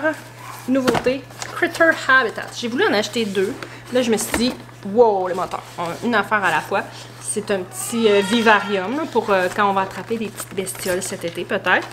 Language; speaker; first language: French; native; French